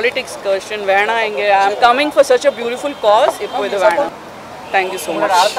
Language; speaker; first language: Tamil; non-native, fluent; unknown